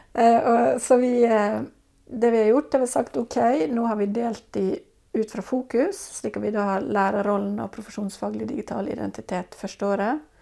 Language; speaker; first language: Norwegian; native; Norwegian